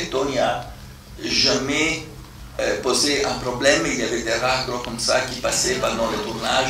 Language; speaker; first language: French; non-native, fluent; Italian